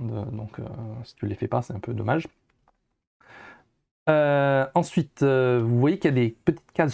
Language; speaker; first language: French; native; French